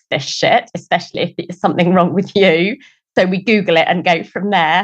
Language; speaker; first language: English; native; English